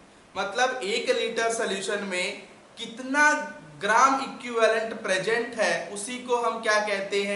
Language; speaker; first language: Hindi; native; Hindi